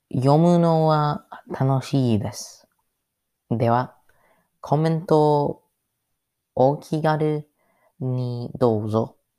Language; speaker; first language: Japanese; non-native, learner; English